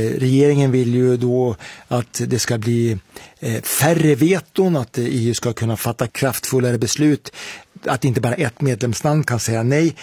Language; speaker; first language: Swedish; native; Swedish